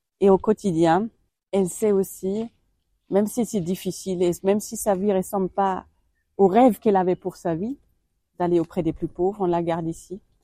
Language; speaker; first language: French; non-native, fluent; German